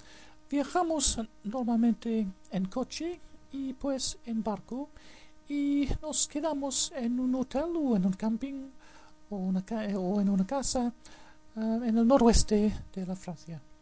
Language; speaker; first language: Spanish; non-native, learner; English